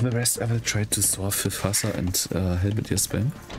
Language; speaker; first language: English; non-native, fluent; German